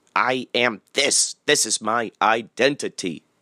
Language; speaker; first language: English; native; English